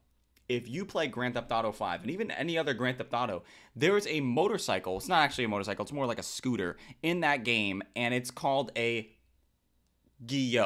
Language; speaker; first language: English; native; English